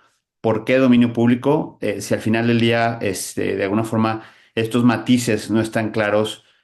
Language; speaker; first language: Spanish; native; Spanish